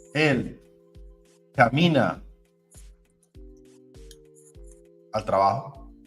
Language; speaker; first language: Spanish; non-native, learner; English